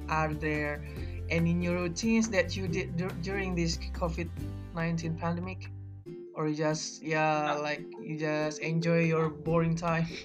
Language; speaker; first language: English; non-native, learner; Indonesian